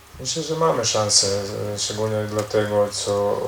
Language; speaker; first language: Polish; non-native, learner; Croatian